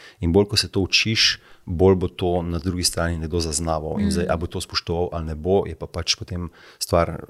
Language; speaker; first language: Slovenian; native; Slovenian